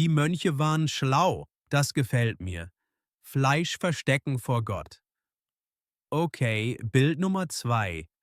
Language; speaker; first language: German; non-native, fluent; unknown